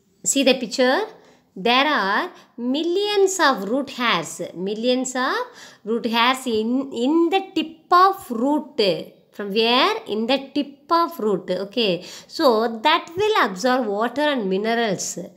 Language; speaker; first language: English; non-native, local second language; Tamil